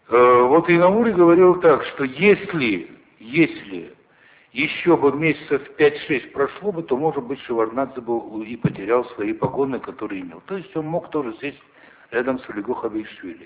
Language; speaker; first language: Russian; non-native, local second language; Ossetic